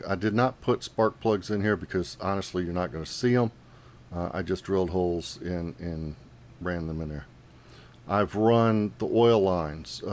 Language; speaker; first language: English; native; English